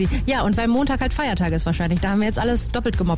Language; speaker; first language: German; native; German